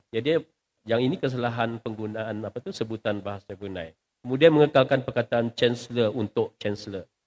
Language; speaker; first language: Malay; native; Malay